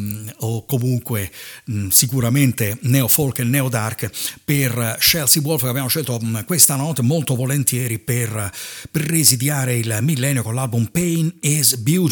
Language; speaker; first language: Italian; native; Italian